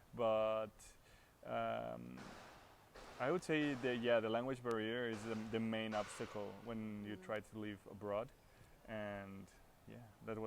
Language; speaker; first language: English; non-native, fluent; Spanish